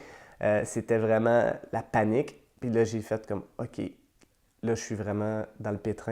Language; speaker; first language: French; native; French